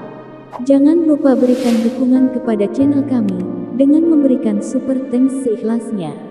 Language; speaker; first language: Indonesian; native; Indonesian